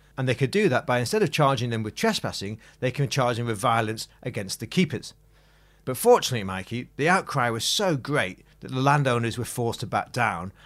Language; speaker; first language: English; native; English